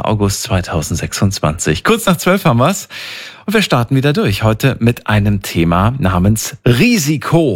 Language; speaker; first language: German; native; German